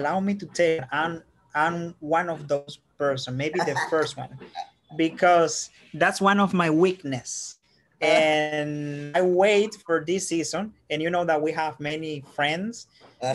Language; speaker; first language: English; non-native, learner; Spanish